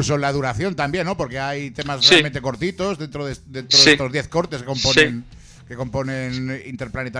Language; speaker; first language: Spanish; native; Spanish